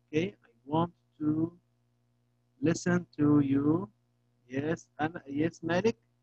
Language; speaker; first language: English; non-native, fluent; Arabic